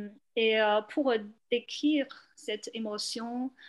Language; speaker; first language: French; non-native, fluent; Chinese